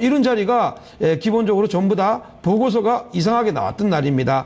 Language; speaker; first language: Korean; native; Korean